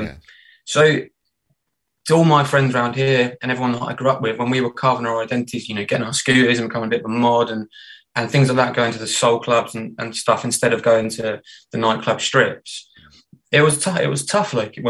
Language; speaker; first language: English; native; English